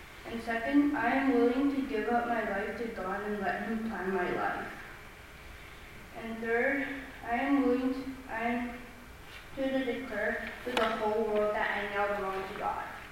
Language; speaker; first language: English; non-native, fluent; Chinese